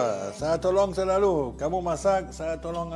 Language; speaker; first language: Indonesian; non-native, learner; French